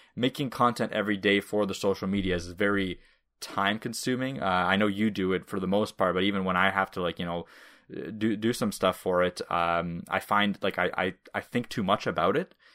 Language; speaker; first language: English; non-native, fluent; Russian